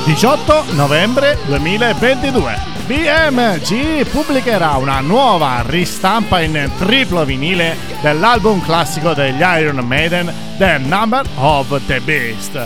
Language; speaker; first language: Italian; native; Italian